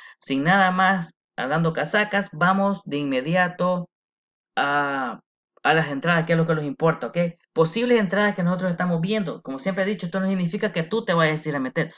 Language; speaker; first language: Spanish; early bilingual, heritage; Spanish